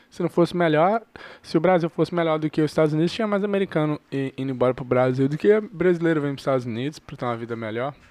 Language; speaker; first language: Portuguese; early bilingual, heritage; Portuguese